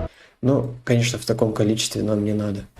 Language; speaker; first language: Russian; native; Russian